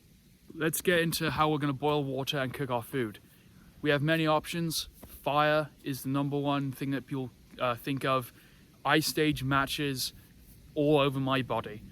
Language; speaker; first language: English; native; English